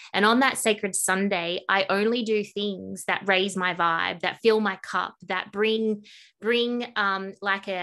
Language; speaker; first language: English; native; English